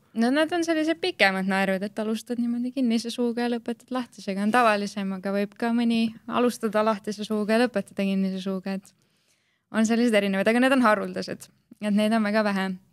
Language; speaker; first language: Estonian; native; Estonian